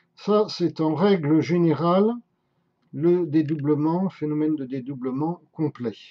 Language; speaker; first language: French; native; French